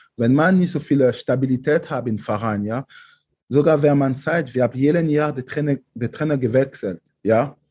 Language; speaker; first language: German; non-native, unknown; French